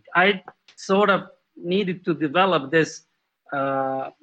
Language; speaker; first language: English; non-native, fluent; Slovenian